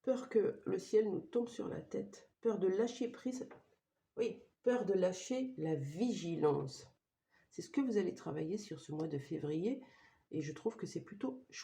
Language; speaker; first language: French; native; French